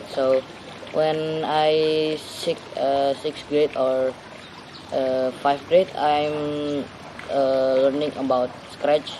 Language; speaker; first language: English; non-native, learner; Indonesian